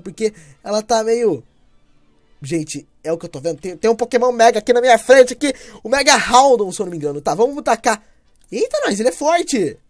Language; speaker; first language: Portuguese; native; Portuguese